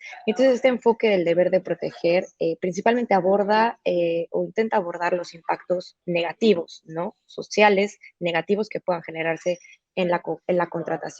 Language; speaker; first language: Spanish; native; Spanish